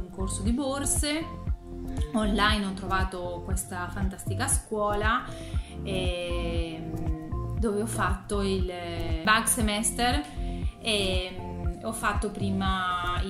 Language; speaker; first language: Italian; non-native, fluent; Spanish